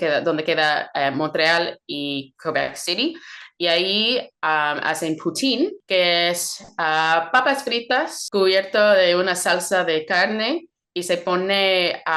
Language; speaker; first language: Spanish; non-native, fluent; English